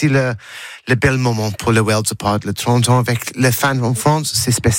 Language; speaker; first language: French; non-native, learner; English